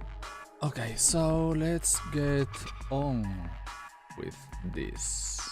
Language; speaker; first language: English; non-native, fluent; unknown